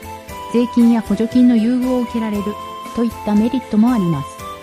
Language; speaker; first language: Japanese; native; Japanese